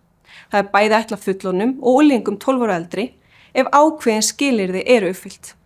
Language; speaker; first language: Icelandic; native; Icelandic